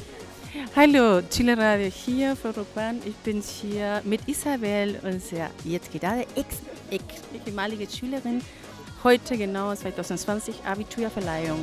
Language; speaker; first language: German; non-native, learner; Spanish